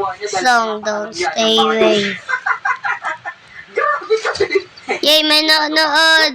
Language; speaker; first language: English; non-native, learner; Filipino